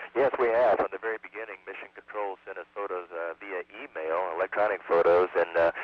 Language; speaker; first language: English; native; English